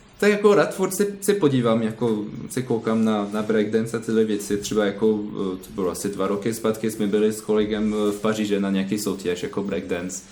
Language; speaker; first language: Czech; non-native, learner; French